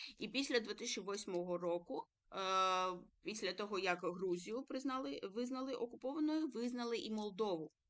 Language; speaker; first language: Ukrainian; early bilingual, other home language; Georgian